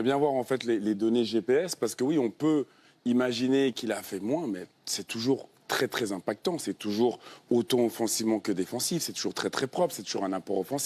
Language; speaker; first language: French; native; French